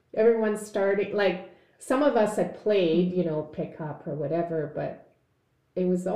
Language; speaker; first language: English; native; English